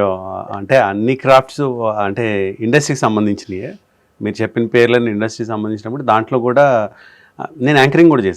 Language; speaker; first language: Telugu; native; Telugu